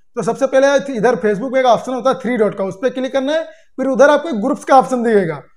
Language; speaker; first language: Hindi; native; Hindi